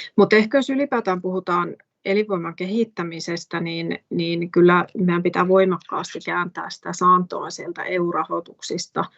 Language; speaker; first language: Finnish; native; Finnish